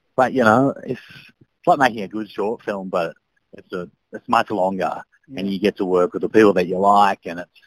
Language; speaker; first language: English; native; English